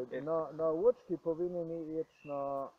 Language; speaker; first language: Polish; non-native, learner; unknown